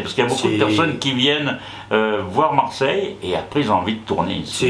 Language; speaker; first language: French; native; French